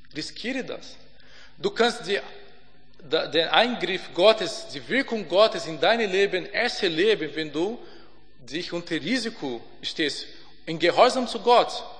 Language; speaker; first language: German; non-native, fluent; Portuguese